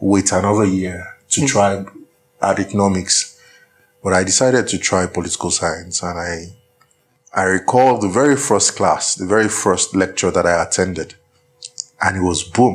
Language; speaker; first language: English; non-native, local second language; Yoruba